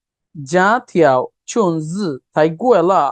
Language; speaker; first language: Chinese; non-native, fluent; Bangla